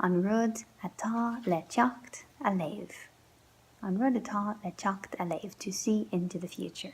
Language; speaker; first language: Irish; non-native, local second language; English